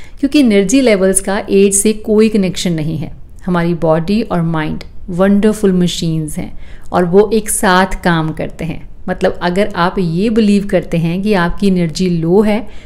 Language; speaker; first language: Hindi; native; Hindi